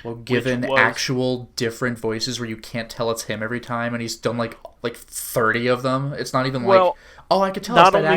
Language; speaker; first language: English; native; English